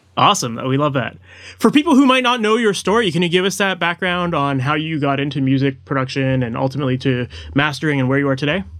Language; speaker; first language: English; native; English